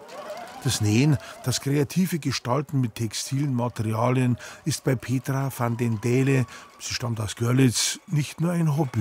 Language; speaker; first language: German; native; German